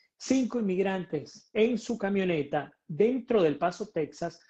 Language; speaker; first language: Spanish; native; Spanish